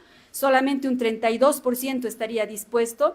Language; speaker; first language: Spanish; native; Spanish